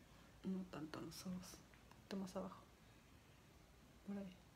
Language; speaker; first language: Spanish; native; Spanish